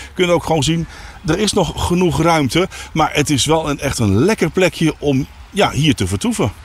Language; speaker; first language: Dutch; native; Dutch